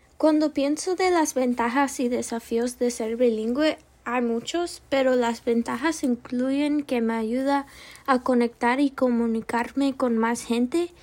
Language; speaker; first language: Spanish; early bilingual, heritage; Spanish